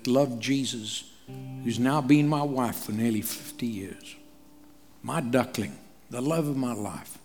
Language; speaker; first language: English; native; English